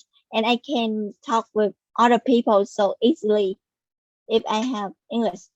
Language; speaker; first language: English; non-native, learner; Vietnamese